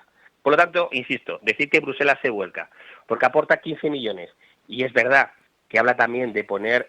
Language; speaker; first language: Spanish; native; Spanish